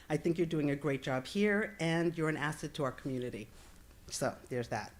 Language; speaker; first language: English; native; English